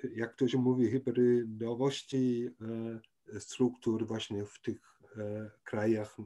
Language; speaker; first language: Polish; non-native, fluent; German